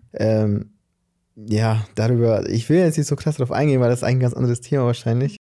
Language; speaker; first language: German; early bilingual, other home language; Portuguese